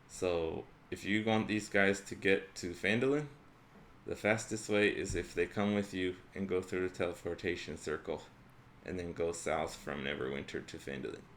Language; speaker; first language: English; native; English